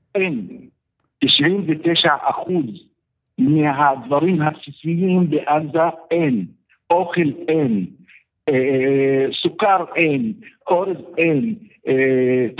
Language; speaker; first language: Hebrew; non-native, fluent; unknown